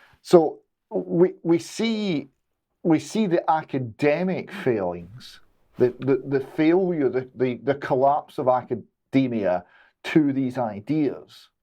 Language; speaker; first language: English; native; English